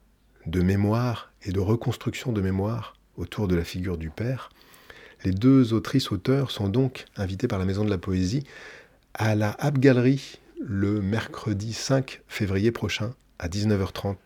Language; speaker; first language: French; native; French